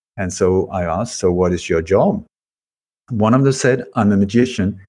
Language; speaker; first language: English; early bilingual, other home language; Swedish